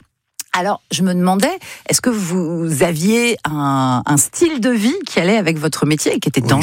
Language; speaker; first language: French; native; French